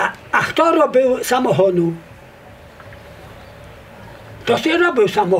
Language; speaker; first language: Polish; non-native, local second language; Rusyn